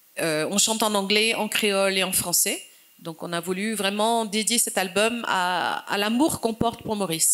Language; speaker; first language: French; non-native, local second language; Morisyen